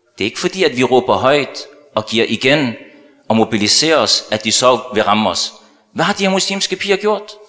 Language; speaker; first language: Danish; early bilingual, other home language; Arabic